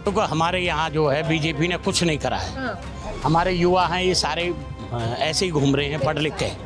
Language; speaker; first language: Hindi; native; Hindi